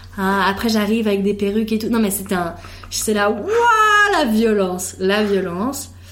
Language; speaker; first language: French; native; French